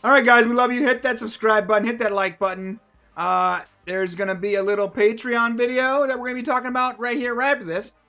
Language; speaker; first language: English; native; English